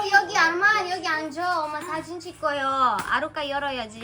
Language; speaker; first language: Korean; non-native, learner; Kazakh